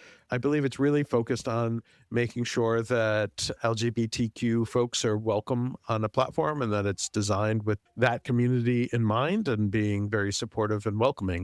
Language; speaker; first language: English; native; English